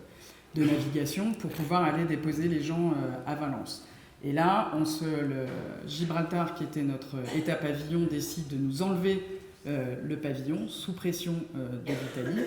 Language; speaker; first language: French; native; French